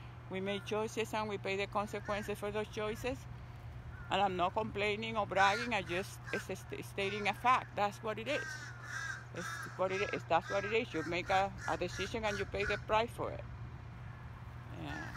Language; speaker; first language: English; non-native, fluent; Spanish